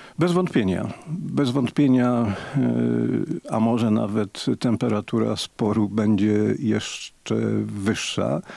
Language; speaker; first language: Polish; native; Polish